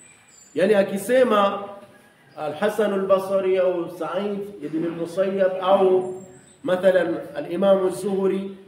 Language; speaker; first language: Arabic; non-native, fluent; Swahili